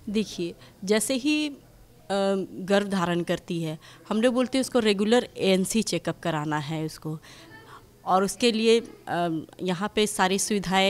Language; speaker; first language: Hindi; native; Hindi